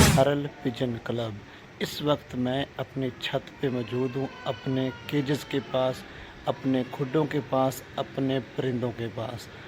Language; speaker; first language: Urdu; non-native, local second language; Punjabi